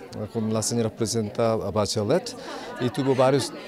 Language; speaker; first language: Spanish; non-native, fluent; Korean